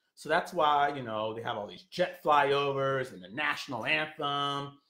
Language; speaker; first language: English; native; English